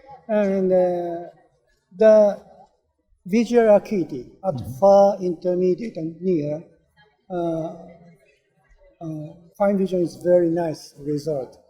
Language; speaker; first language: English; non-native, learner; Japanese